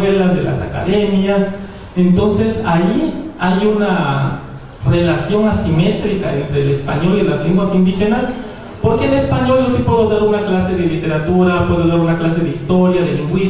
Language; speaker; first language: Spanish; non-native, local second language; Zapotec